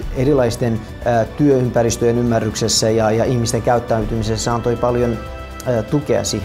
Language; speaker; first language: Finnish; non-native, fluent; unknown